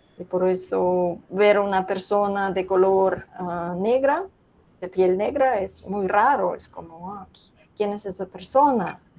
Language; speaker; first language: Spanish; non-native, learner; Russian